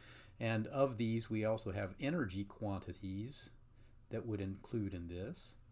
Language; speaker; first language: English; native; English